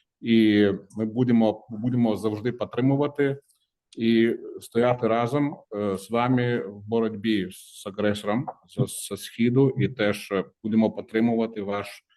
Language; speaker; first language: Ukrainian; non-native, fluent; Lithuanian